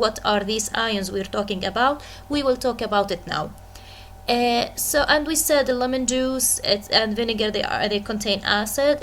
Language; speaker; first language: English; non-native, fluent; Arabic